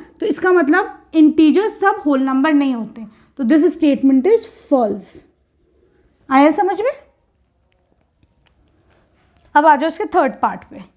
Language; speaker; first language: Hindi; native; Hindi